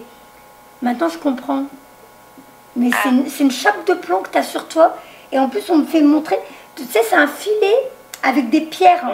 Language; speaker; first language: French; native; French